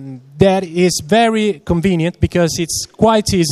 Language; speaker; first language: English; non-native, fluent; Italian